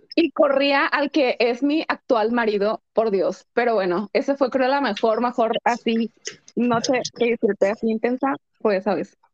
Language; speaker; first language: Spanish; early bilingual, heritage; Spanish